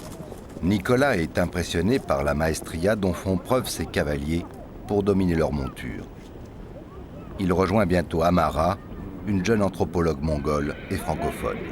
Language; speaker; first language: French; native; French